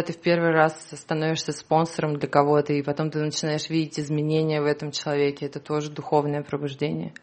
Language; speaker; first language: Russian; native; Russian